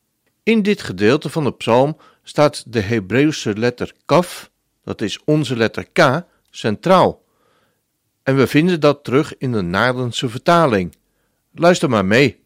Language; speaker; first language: Dutch; native; Dutch